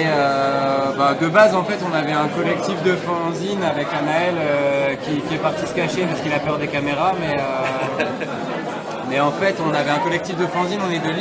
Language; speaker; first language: French; native; French